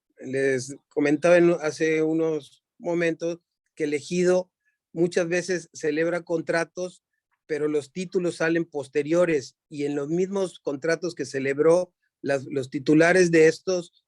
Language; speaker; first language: Spanish; native; Spanish